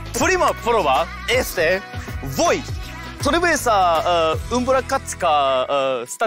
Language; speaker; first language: Romanian; non-native, learner; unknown